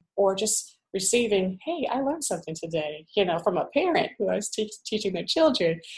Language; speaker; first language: English; native; English